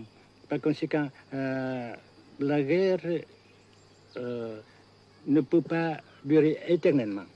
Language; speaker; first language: French; non-native, fluent; Vietnamese